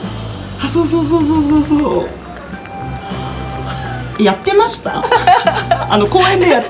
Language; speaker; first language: Japanese; native; Japanese